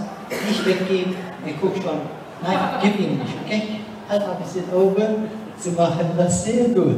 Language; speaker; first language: German; non-native, learner; Turkish